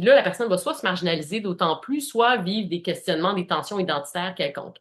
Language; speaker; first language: French; native; French